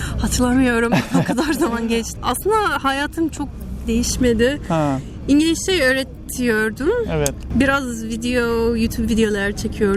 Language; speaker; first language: Turkish; non-native, learner; English